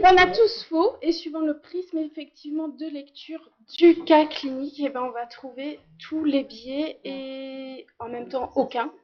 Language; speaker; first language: French; native; French